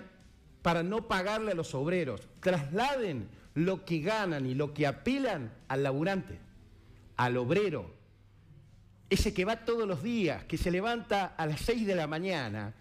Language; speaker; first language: Spanish; native; Spanish